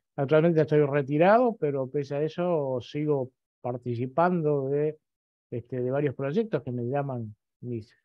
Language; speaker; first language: Spanish; native; Spanish